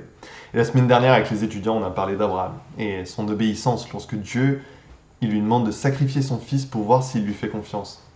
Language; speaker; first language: French; native; French